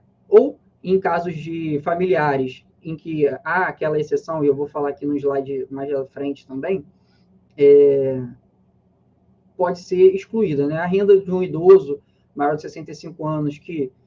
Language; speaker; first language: Portuguese; native; Portuguese